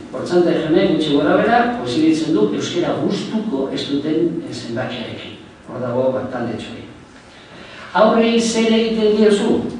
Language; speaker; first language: Basque; non-native, local second language; Spanish